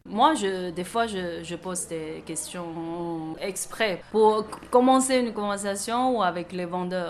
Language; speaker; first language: French; non-native, fluent; Chinese